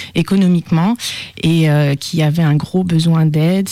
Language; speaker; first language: French; native; French